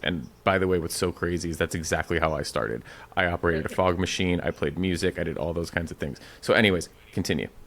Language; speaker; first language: English; native; English